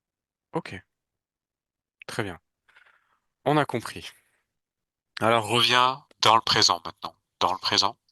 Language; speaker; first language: French; native; French